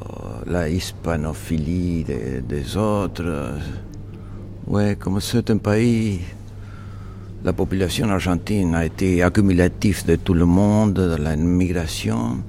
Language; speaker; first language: French; non-native, fluent; Spanish